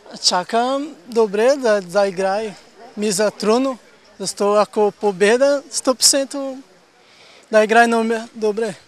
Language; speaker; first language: Bulgarian; non-native, learner; Portuguese